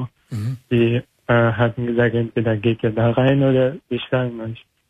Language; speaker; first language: German; non-native, learner; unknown